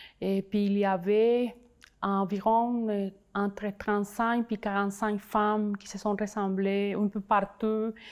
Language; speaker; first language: French; non-native, fluent; Spanish